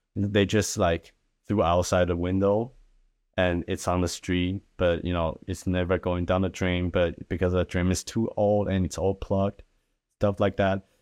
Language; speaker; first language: English; early bilingual, other home language; Chinese